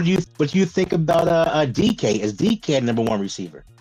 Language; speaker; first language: English; native; English